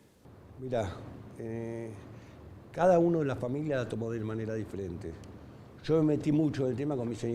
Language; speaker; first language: Spanish; native; Spanish